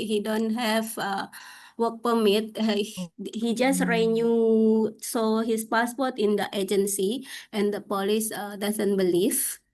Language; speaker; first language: English; non-native, learner; Indonesian